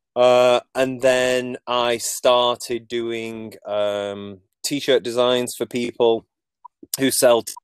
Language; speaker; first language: English; native; English